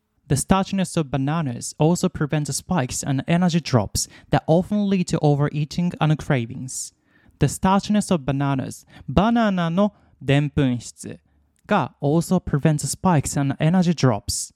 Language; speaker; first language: English; non-native, fluent; Japanese